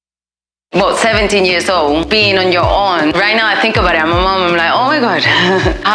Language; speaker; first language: English; non-native, fluent; Spanish